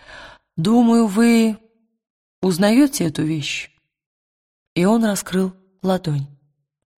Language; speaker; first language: Russian; native; Russian